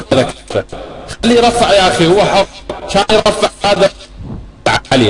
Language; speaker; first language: Arabic; native; Arabic